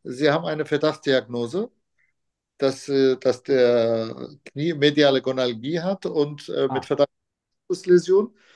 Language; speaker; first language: German; non-native, fluent; Turkish